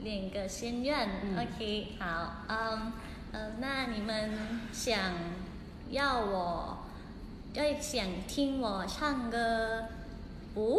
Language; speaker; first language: Chinese; non-native, learner; Thai